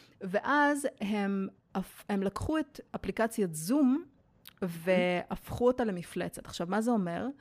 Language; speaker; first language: Hebrew; native; Hebrew